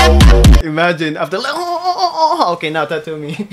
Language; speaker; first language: English; non-native, fluent; Filipino